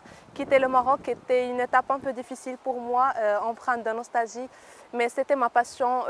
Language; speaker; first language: French; non-native, local second language; Arabic